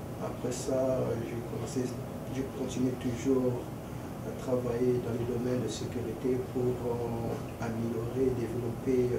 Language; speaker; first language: French; early bilingual, other home language; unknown